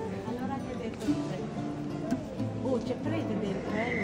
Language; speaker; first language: Italian; non-native, learner; Filipino